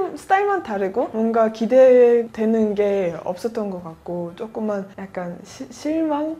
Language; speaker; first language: Korean; non-native, fluent; Turkmen